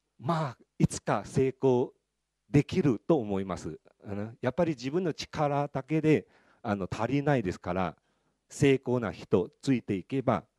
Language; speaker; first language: Japanese; non-native, fluent; Chinese